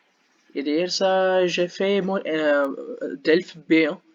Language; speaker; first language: French; non-native, learner; Hindi